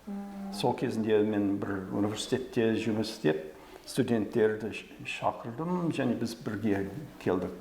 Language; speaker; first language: Kazakh; non-native, fluent; English